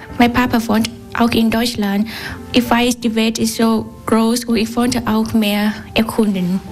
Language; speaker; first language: German; non-native, learner; Vietnamese